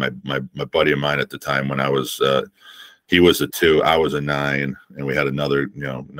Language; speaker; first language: English; native; English